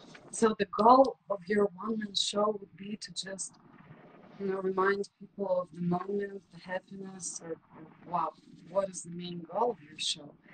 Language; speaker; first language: English; non-native, fluent; Russian